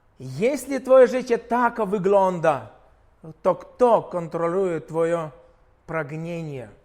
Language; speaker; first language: Polish; non-native, fluent; Ukrainian